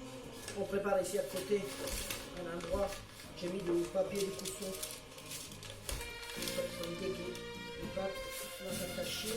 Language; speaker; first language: French; non-native, fluent; Italian